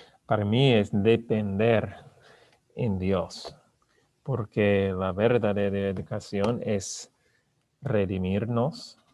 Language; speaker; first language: Spanish; non-native, learner; English